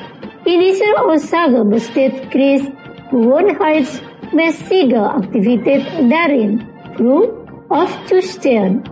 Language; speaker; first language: German; non-native, learner; Indonesian